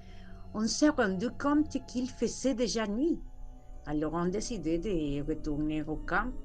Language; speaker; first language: French; non-native, learner; Spanish